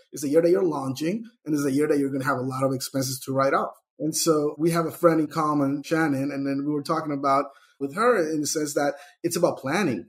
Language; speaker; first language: English; early bilingual, other home language; Spanish